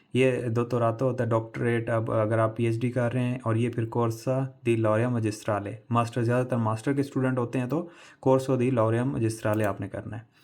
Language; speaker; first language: Urdu; non-native, local second language; Punjabi